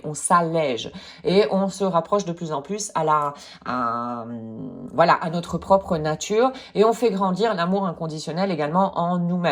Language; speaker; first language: French; native; French